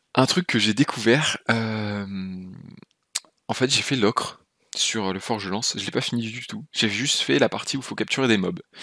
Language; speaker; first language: French; native; French